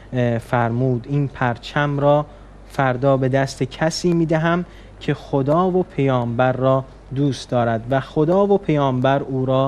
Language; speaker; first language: Persian; native; Persian